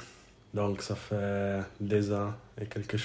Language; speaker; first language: French; non-native, learner; English